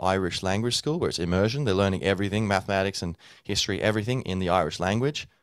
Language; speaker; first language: English; native; English